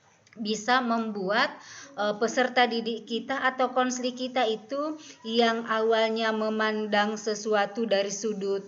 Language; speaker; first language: Indonesian; native; Indonesian